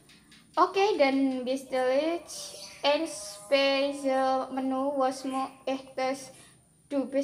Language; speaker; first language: German; non-native, learner; Indonesian